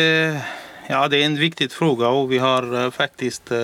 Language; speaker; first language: Swedish; non-native, learner; Arabic